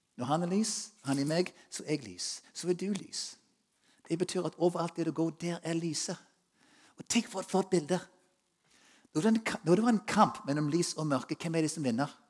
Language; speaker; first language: Norwegian; non-native, fluent; English